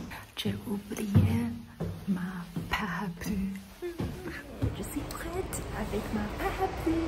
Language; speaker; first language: French; non-native, learner; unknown